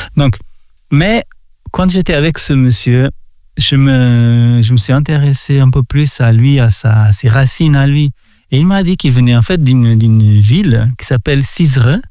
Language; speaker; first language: French; non-native, fluent; Portuguese